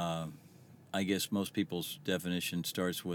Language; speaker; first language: English; native; English